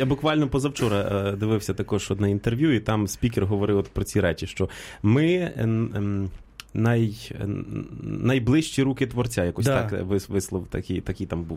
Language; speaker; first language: Ukrainian; native; Ukrainian